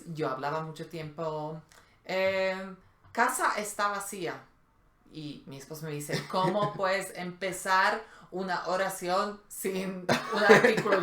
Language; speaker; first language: Spanish; non-native, fluent; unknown